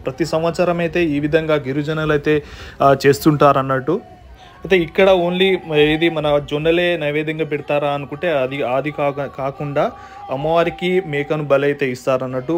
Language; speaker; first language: Telugu; non-native, local second language; Lambadi